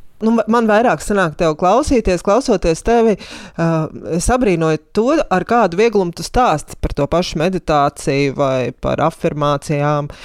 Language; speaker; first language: Latvian; native; Latvian